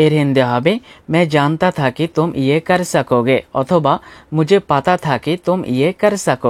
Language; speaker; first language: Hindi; non-native, fluent; Bangla